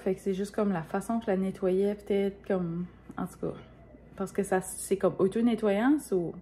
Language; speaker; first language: French; native; French